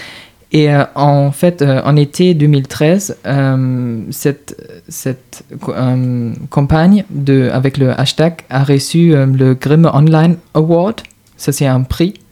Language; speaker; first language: French; non-native, fluent; German